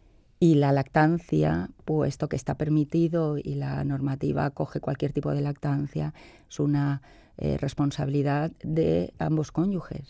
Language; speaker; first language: Spanish; native; Spanish